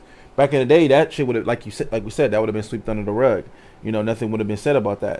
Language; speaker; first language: English; native; English